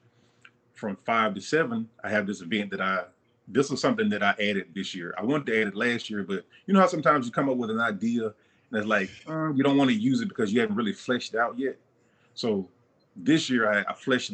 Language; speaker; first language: English; native; English